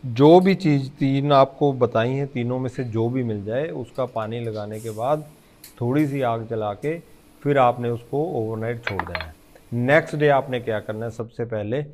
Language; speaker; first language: Hindi; non-native, local second language; Punjabi